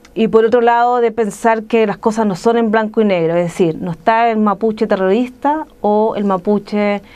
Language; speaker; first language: Spanish; native; Spanish